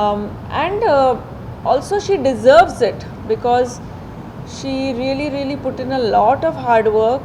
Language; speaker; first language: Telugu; non-native, fluent; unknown